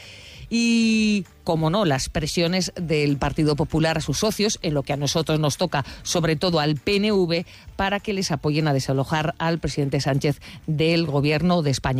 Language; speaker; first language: Spanish; native; Spanish